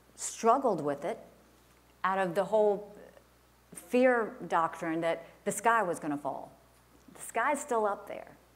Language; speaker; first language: English; native; English